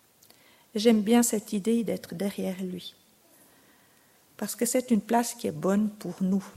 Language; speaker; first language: French; native; French